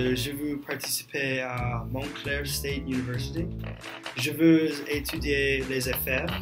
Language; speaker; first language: French; non-native, learner; English